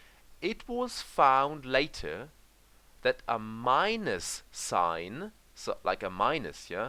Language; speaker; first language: English; non-native, fluent; German